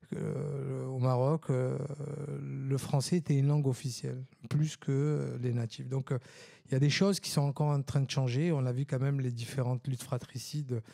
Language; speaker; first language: French; non-native, local second language; Arabic